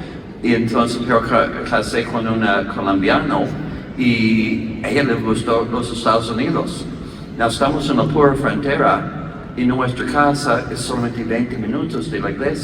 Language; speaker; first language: Spanish; non-native, learner; English